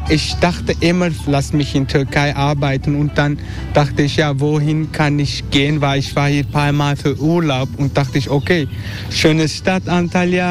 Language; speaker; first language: German; non-native, learner; Turkish